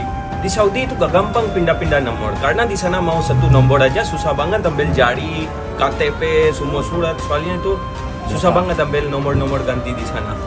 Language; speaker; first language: Indonesian; non-native, fluent; Hindi